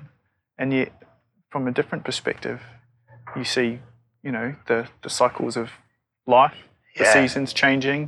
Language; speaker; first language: English; native; English